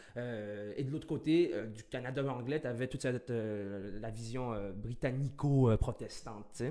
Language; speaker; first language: French; early bilingual, other home language; Arabic